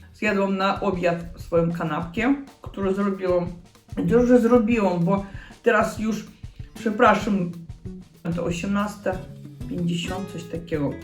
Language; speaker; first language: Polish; non-native, learner; Russian